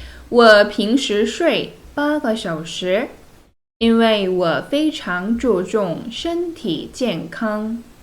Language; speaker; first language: Chinese; non-native, fluent; Korean